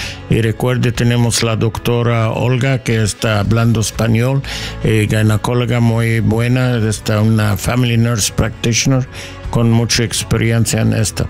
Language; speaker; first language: Spanish; non-native, learner; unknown